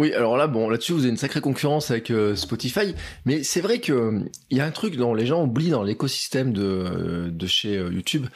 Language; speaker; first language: French; native; French